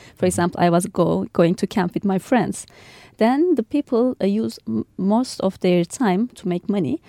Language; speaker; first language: English; non-native, fluent; Turkish